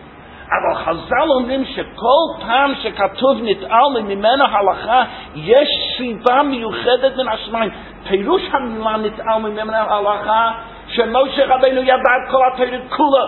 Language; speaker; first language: Hebrew; non-native, fluent; English